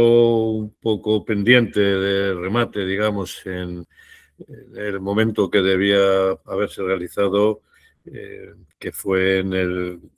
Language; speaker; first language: Spanish; native; Spanish